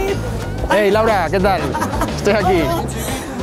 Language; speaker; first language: Spanish; native; Spanish